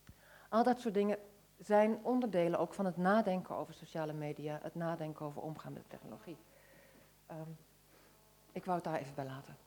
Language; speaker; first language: Dutch; native; Dutch